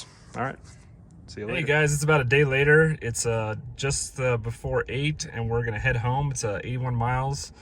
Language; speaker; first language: English; native; English